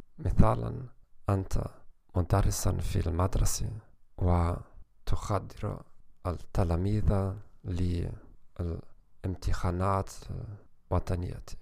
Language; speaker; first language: Arabic; non-native, learner; German